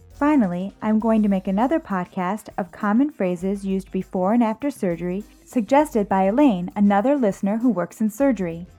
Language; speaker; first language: English; native; English